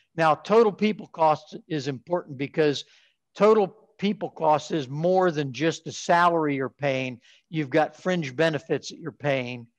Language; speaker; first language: English; native; English